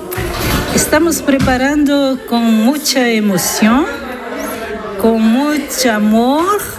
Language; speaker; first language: Spanish; non-native, learner; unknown